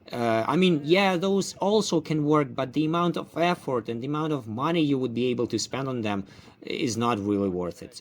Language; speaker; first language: English; non-native, fluent; Ukrainian